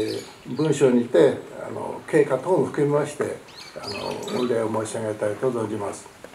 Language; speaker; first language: Japanese; native; Japanese